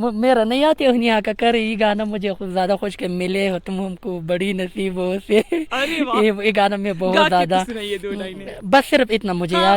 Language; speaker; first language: Hindi; non-native, learner; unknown